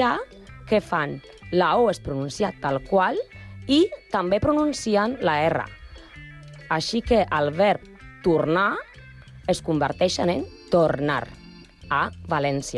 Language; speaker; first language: Catalan; native; Catalan